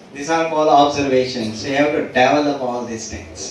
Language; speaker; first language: English; non-native, local second language; Gujarati